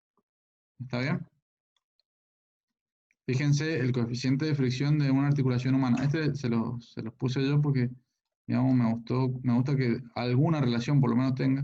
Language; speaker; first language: Spanish; native; Spanish